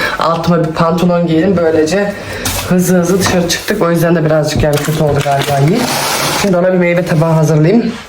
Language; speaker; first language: Turkish; early bilingual, heritage; Turkish